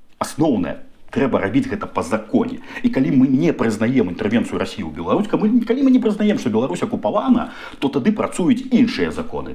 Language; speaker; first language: Belarusian; non-native, local second language; Russian